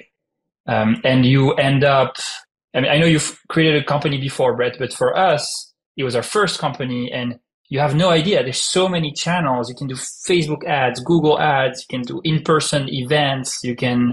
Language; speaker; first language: English; non-native, fluent; French